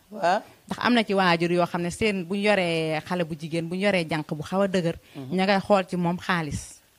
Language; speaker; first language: Wolof; native; Wolof